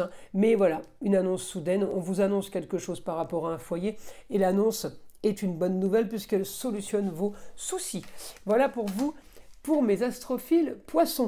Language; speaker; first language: French; native; French